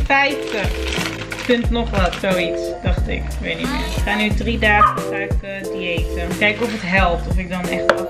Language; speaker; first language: Dutch; native; Dutch